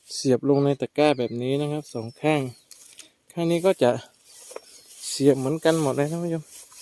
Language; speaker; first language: Thai; native; Thai